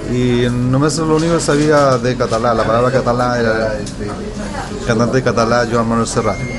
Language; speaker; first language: Catalan; non-native, learner; Spanish